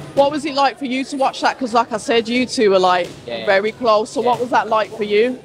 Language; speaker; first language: English; native; English